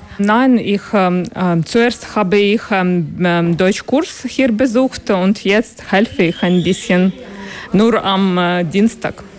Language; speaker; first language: German; non-native, learner; Ukrainian